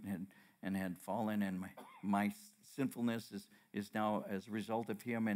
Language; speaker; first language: English; native; English